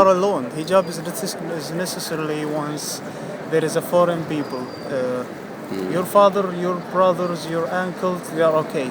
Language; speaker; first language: English; non-native, fluent; Arabic